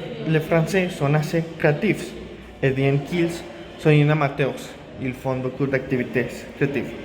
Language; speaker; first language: French; non-native, learner; Spanish